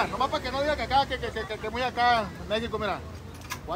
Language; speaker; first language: Spanish; native; Spanish